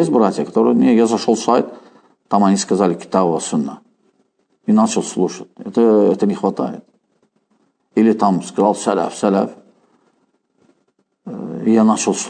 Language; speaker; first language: Russian; non-native, fluent; Azerbaijani